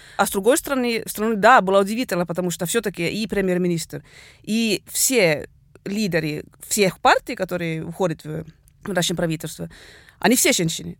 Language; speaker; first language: Russian; non-native, fluent; Swedish